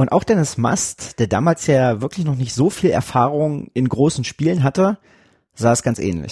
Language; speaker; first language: German; native; German